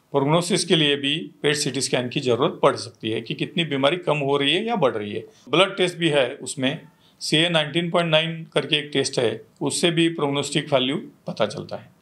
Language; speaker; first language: Hindi; non-native, local second language; Marathi